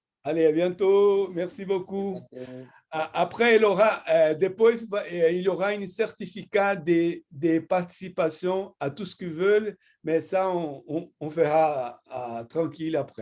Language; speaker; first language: French; non-native, fluent; Portuguese